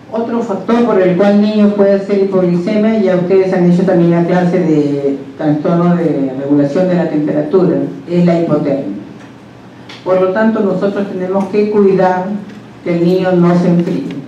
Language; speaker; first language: Spanish; native; Spanish